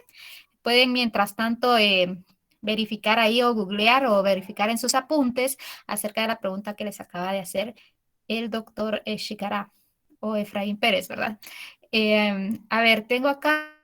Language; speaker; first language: Spanish; native; Spanish